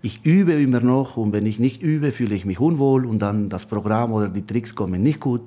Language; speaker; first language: German; non-native, fluent; Spanish